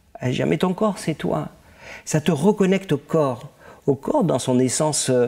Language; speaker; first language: French; native; French